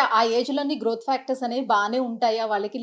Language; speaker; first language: Telugu; native; Telugu